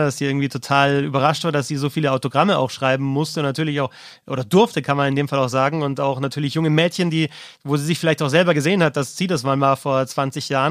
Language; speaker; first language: German; native; German